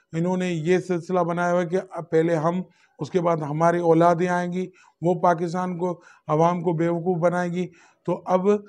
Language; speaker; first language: Urdu; non-native, local second language; Sindhi